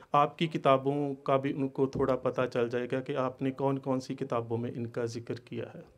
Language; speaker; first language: Hindi; non-native, local second language; Punjabi